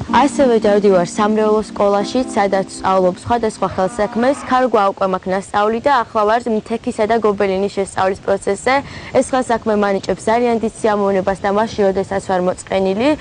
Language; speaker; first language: Georgian; non-native, local second language; Svan